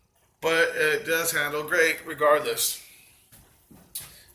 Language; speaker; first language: English; native; English